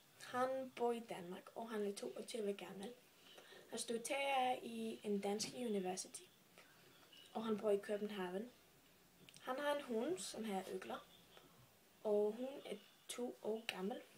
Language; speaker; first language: Danish; non-native, learner; Icelandic